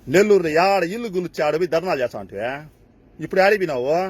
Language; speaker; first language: Telugu; native; Telugu